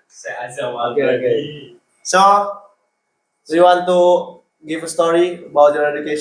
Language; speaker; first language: English; non-native, learner; Indonesian